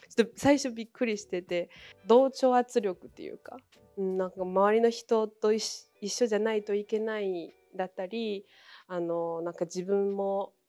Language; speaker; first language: Japanese; non-native, fluent; Chinese